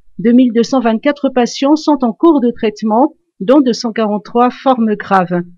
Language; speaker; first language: French; non-native, local second language; Malagasy